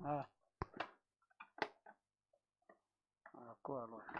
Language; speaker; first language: Italian; non-native, learner; Chinese